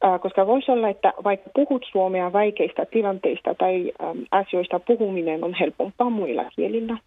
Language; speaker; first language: Finnish; non-native, fluent; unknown